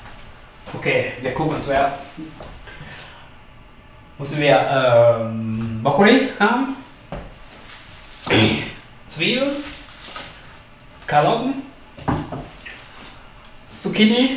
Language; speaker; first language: German; non-native, learner; Thai